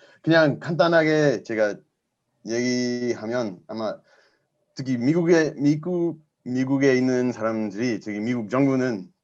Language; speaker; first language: Korean; non-native, learner; English